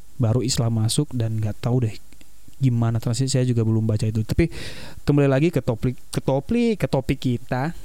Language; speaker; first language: Indonesian; native; Indonesian